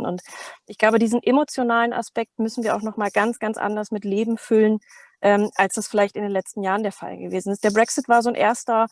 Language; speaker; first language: German; native; German